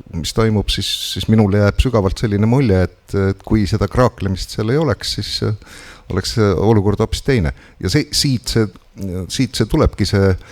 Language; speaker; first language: Estonian; native; Estonian